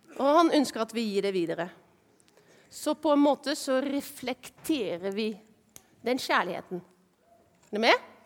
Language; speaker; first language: Norwegian; non-native, fluent; Dutch